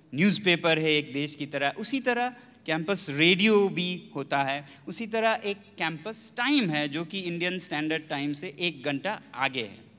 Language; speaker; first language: Hindi; non-native, local second language; Ladakhi